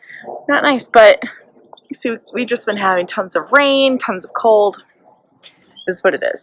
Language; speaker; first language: English; native; English